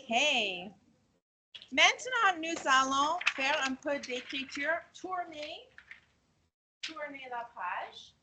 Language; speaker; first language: French; non-native, fluent; English